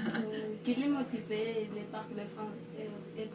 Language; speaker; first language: French; non-native, learner; Spanish